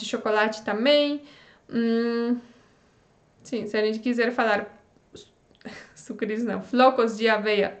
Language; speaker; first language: Portuguese; non-native, fluent; Polish